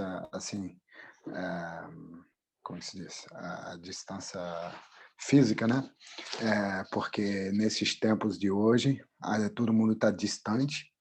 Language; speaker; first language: Portuguese; non-native, fluent; French